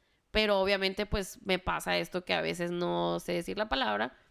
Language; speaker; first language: Spanish; early bilingual, heritage; Spanish